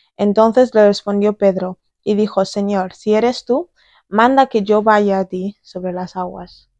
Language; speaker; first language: Spanish; early bilingual, other home language; English